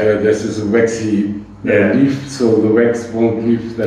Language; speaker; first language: English; non-native, fluent; German